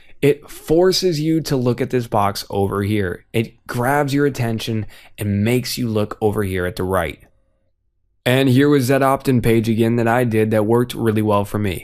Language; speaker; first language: English; native; English